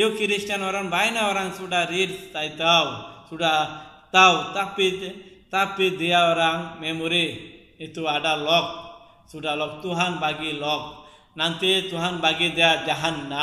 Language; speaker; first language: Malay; non-native, local second language; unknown